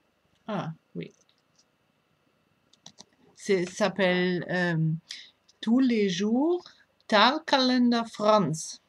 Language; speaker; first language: French; non-native, fluent; German